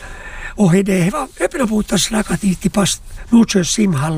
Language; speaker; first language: Swedish; non-native, local second language; Finnish